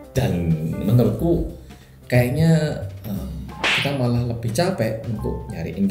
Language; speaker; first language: Indonesian; non-native, fluent; Korean